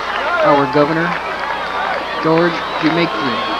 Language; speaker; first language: English; native; English